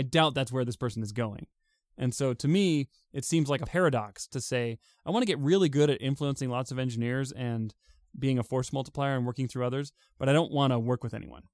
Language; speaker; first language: English; native; English